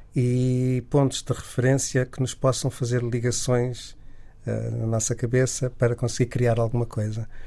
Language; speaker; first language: Portuguese; native; Portuguese